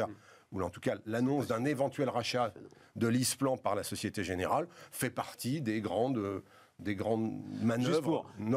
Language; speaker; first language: French; native; French